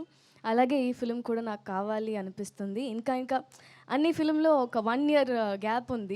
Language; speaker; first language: Telugu; non-native, learner; Tamil